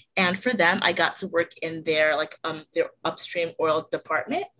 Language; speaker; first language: English; native; English